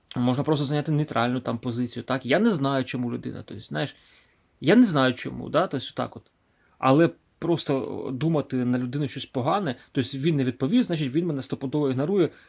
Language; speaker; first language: Ukrainian; non-native, local second language; Russian